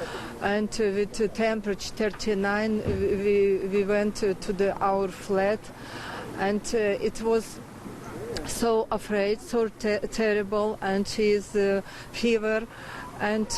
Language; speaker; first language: English; non-native, learner; Ukrainian